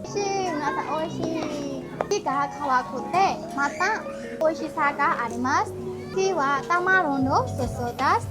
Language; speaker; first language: Japanese; non-native, learner; Burmese